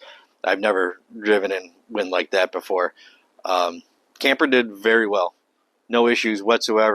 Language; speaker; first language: English; native; English